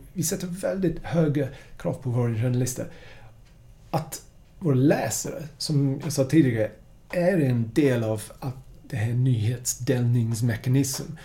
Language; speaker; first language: Swedish; non-native, fluent; English